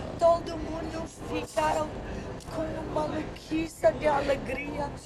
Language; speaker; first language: Portuguese; non-native, learner; English